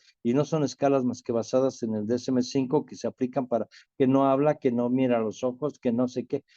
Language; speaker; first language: Spanish; native; Spanish